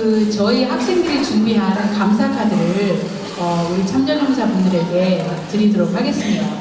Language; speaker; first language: Korean; native; Korean